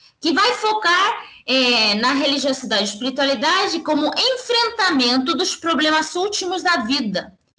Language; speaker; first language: Portuguese; early bilingual, heritage; Spanish